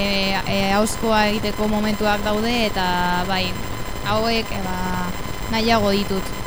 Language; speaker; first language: Basque; non-native, local second language; Spanish